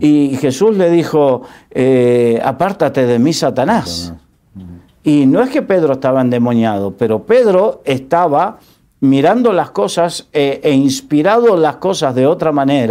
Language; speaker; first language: Spanish; native; Spanish